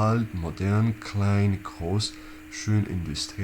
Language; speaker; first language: German; non-native, fluent; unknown